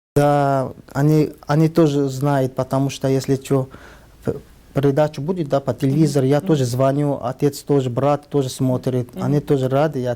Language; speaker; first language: Russian; non-native, learner; Tajik